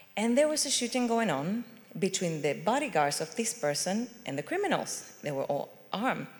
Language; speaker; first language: English; non-native, fluent; Spanish